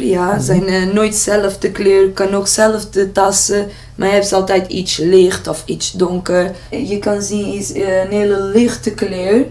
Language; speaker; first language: Dutch; non-native, learner; Portuguese